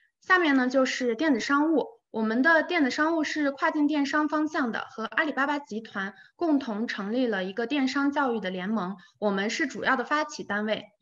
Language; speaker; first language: Chinese; native; Chinese